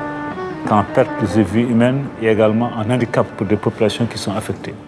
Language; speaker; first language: French; native; French